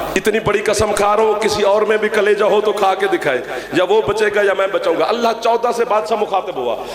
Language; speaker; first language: Urdu; non-native, local second language; Punjabi